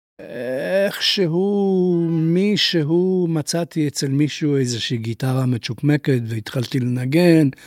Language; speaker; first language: Hebrew; non-native, fluent; Polish